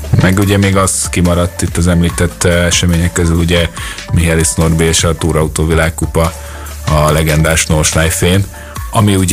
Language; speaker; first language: Hungarian; native; Hungarian